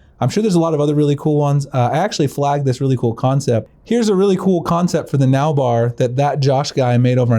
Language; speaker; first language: English; native; English